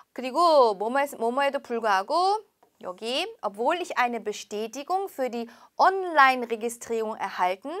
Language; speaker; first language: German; non-native, fluent; Korean